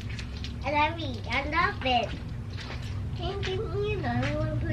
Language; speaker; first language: English; early bilingual, other home language; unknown